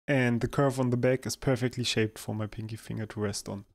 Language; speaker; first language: English; non-native, fluent; German